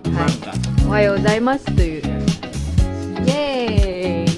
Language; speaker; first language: Japanese; non-native, learner; Filipino